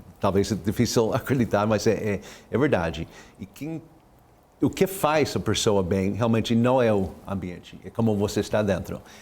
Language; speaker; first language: Portuguese; non-native, fluent; English